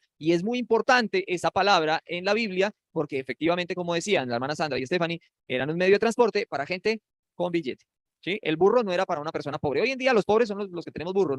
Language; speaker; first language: Spanish; native; Spanish